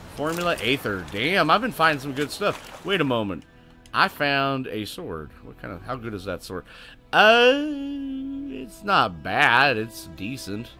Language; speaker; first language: English; native; English